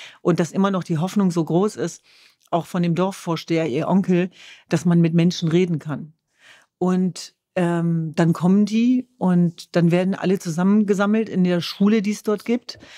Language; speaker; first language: German; early bilingual, other home language; Kurdish